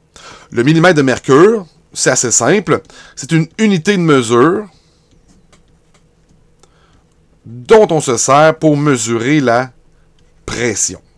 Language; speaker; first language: French; native; French